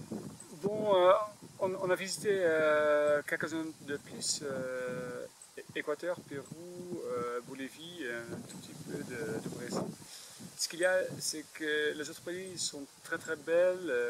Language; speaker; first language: French; non-native, fluent; Dutch